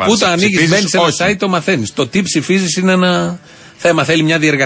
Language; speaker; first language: Greek; native; Greek